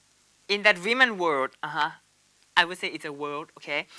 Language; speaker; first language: English; non-native, learner; Thai